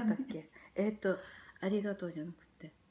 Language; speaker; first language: Japanese; native; Japanese